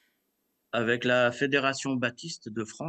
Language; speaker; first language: French; early bilingual, other home language; Kabyle